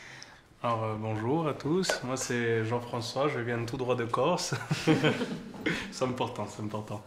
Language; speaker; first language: French; native; French